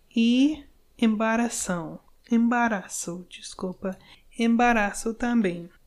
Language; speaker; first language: Portuguese; non-native, fluent; English